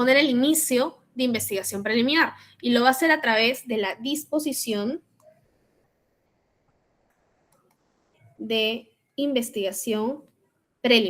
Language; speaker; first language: Spanish; native; Spanish